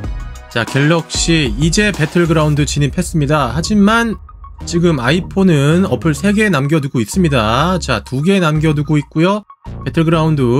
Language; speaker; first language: Korean; native; Korean